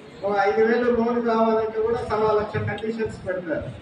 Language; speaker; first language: Telugu; native; Telugu